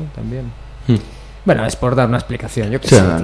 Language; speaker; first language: Spanish; native; Spanish